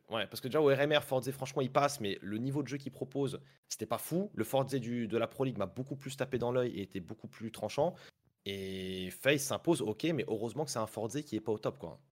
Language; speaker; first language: French; native; French